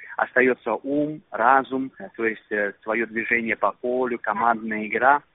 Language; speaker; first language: Russian; non-native, local second language; Uzbek